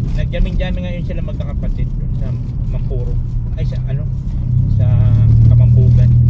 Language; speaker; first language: Filipino; non-native, local second language; Bikol